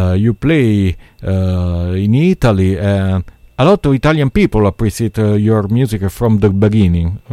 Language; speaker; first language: English; non-native, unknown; Italian